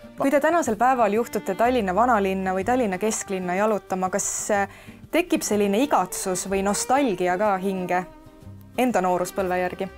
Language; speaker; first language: Estonian; native; Estonian